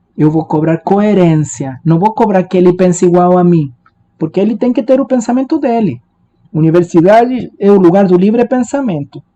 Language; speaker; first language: Portuguese; non-native, fluent; Spanish